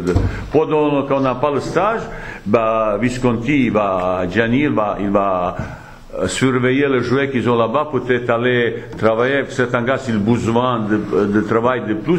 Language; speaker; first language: French; non-native, fluent; Bosnian